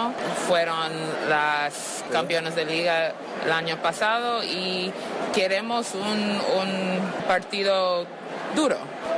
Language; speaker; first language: Spanish; non-native, learner; English